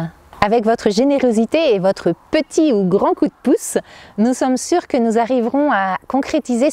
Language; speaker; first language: French; native; French